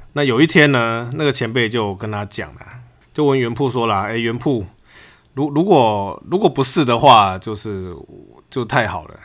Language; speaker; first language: Chinese; native; Chinese